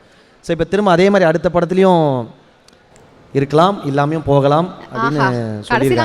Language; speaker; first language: Tamil; native; Tamil